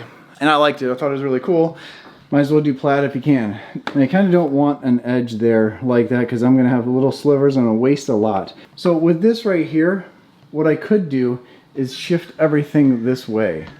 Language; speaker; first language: English; native; English